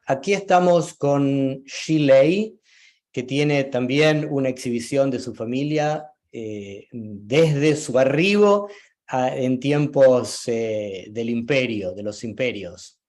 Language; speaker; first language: Spanish; native; Spanish